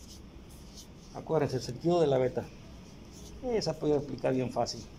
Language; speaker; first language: Spanish; native; Spanish